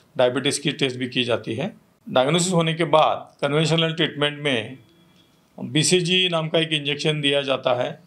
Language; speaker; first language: Hindi; non-native, local second language; Marathi